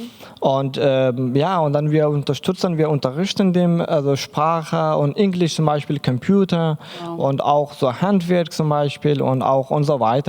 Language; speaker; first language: German; non-native, learner; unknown